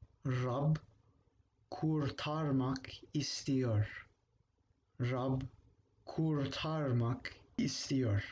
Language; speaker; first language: Turkish; non-native, fluent; English